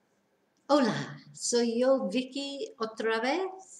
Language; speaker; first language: Spanish; non-native, fluent; English